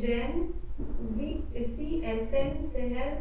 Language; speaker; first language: German; non-native, learner; Hindi